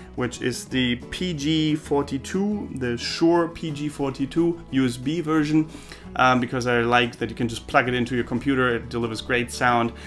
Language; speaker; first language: English; non-native, fluent; German